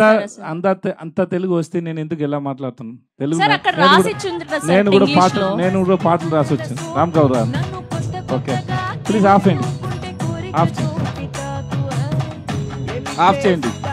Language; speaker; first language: Telugu; non-native, learner; Tamil